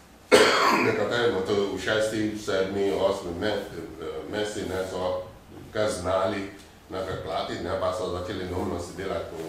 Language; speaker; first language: Slovenian; non-native, fluent; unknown